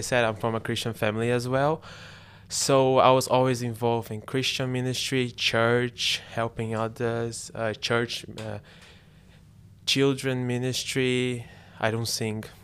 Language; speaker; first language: English; non-native, learner; Portuguese